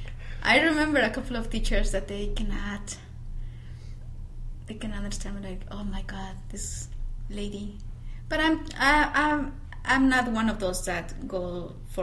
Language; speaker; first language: English; non-native, fluent; Spanish